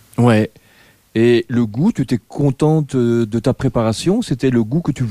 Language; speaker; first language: French; native; French